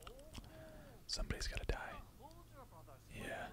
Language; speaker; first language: English; native; English